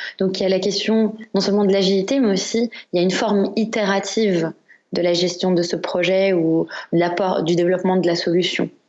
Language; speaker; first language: French; non-native, local second language; Arabic